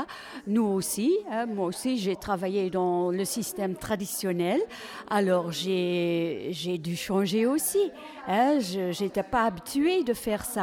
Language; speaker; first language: French; non-native, fluent; Dutch